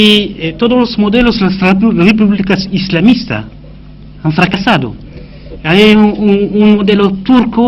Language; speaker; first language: Spanish; non-native, fluent; Arabic